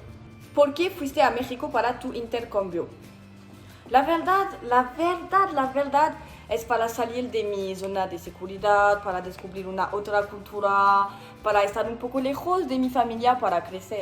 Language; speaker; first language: Spanish; non-native, learner; French